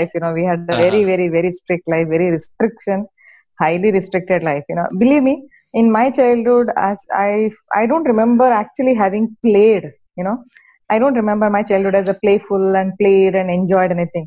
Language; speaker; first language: English; non-native, local second language; Kannada